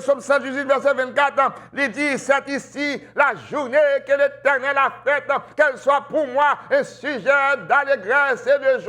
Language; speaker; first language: French; non-native, local second language; Haitian Creole